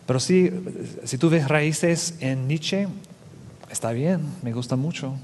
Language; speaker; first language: Spanish; non-native, fluent; English